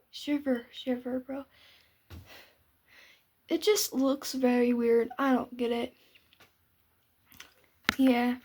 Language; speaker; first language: English; native; English